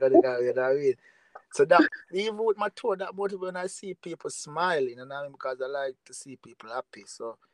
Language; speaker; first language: English; non-native, local second language; Jamaican Creole English